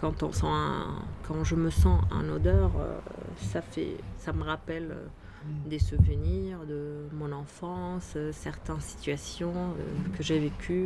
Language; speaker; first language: French; non-native, fluent; Arabic